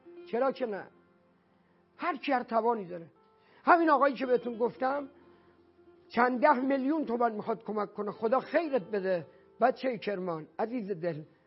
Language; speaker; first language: Persian; native; Persian